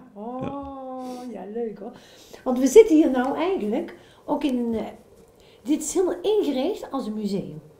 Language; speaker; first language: Dutch; native; Dutch